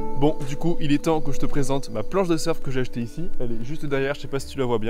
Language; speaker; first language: French; native; French